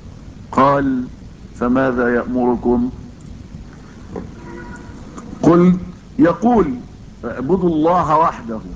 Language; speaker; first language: Arabic; native; Arabic